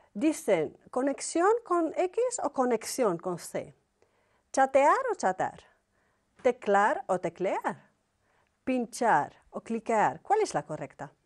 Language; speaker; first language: Spanish; non-native, fluent; Arabic